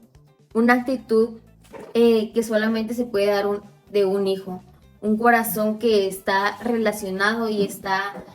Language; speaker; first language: Spanish; native; Spanish